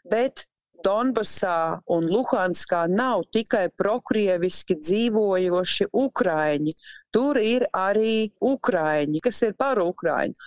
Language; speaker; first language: Latvian; native; Latvian